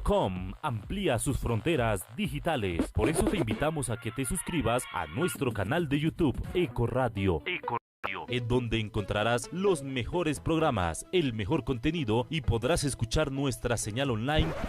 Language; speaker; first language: Spanish; native; Spanish